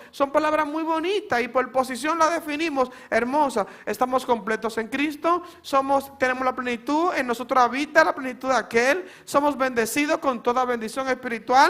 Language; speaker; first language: Spanish; native; Spanish